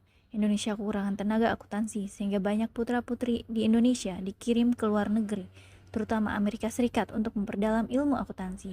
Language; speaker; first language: Indonesian; native; Indonesian